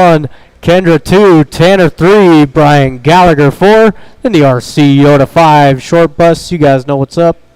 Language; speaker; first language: English; native; English